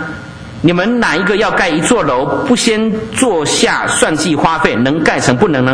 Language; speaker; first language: Chinese; native; Chinese